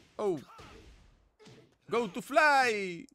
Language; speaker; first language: English; non-native, learner; Spanish